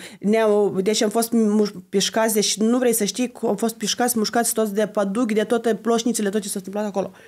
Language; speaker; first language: Romanian; non-native, fluent; Lithuanian